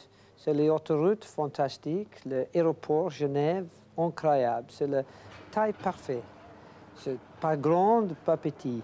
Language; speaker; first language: French; non-native, learner; English